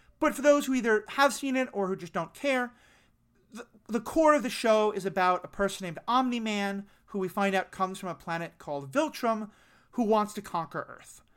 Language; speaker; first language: English; native; English